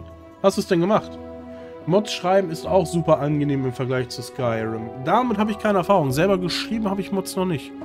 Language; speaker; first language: German; native; German